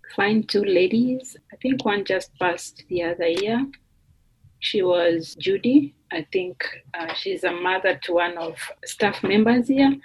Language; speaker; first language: English; non-native, local second language; Luyia